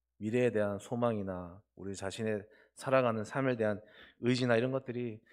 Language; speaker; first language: Korean; native; Korean